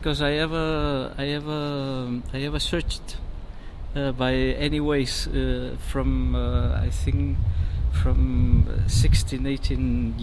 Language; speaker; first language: English; non-native, learner; Spanish